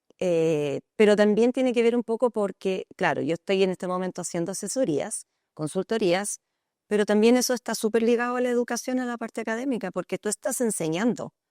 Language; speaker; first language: Spanish; early bilingual, other home language; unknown